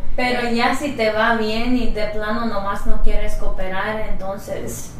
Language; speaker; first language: Spanish; native; Spanish